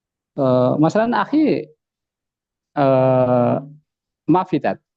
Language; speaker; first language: Arabic; non-native, learner; Indonesian